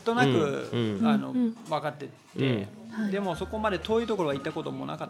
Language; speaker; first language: Japanese; non-native, fluent; Danish